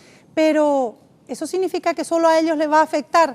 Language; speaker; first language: Spanish; native; Spanish